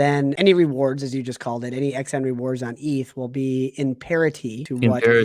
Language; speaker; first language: English; native; English